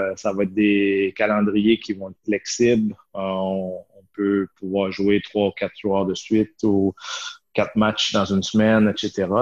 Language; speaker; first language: French; native; French